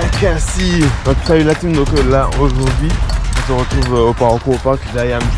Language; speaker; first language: French; native; French